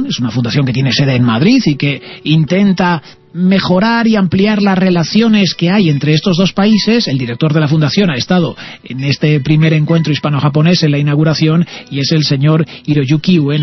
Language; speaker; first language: Spanish; native; Spanish